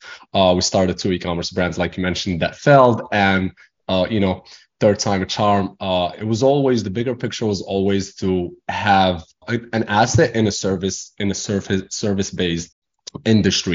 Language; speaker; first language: English; non-native, fluent; Arabic